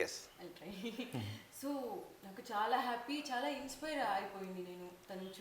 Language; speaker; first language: Telugu; non-native, learner; Tamil